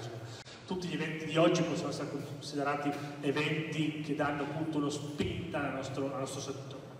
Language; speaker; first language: Italian; native; Italian